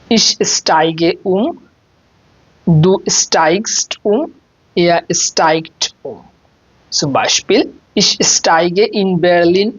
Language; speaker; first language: German; non-native, fluent; Bangla